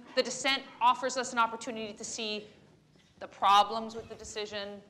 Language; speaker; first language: English; native; English